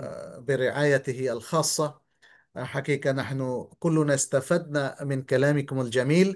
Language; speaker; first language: Arabic; non-native, fluent; Bangla